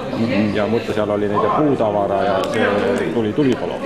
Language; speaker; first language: Finnish; non-native, learner; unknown